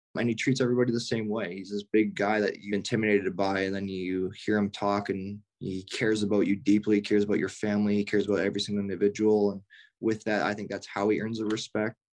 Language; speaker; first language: English; native; English